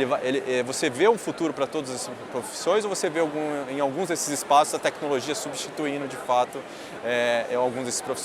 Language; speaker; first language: Portuguese; native; Portuguese